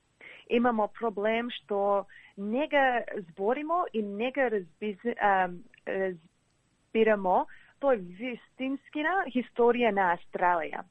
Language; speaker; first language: Macedonian; early bilingual, heritage; English